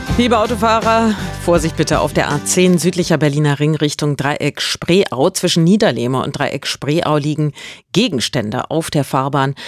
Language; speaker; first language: German; native; German